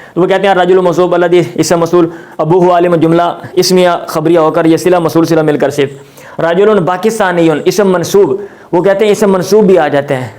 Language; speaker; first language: Urdu; non-native, local second language; Punjabi